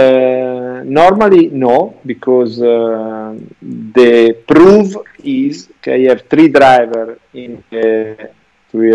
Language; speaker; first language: English; non-native, learner; Italian